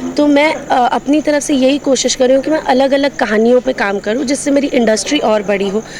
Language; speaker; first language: Hindi; non-native, local second language; Bhojpuri